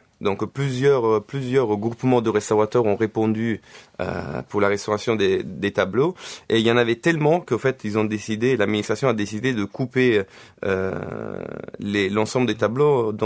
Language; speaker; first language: French; non-native, fluent; Italian